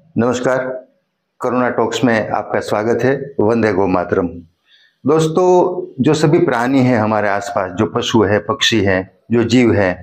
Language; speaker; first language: Hindi; non-native, local second language; Gujarati